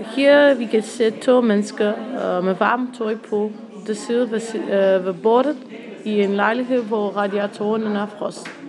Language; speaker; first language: Danish; non-native, learner; Romanian